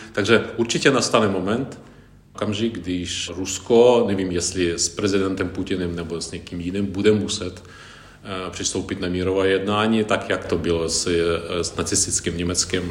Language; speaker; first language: Czech; non-native, fluent; Ukrainian